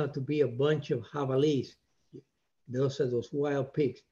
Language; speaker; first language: English; non-native, fluent; Spanish